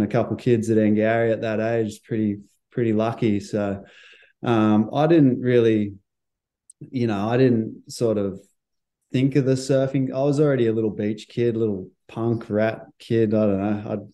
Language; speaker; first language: English; native; English